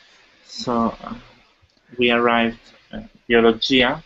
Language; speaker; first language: English; non-native, fluent; Italian